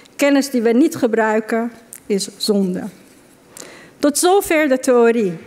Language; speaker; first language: Dutch; non-native, fluent; Persian